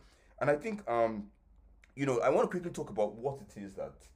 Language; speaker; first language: English; non-native, local second language; Yoruba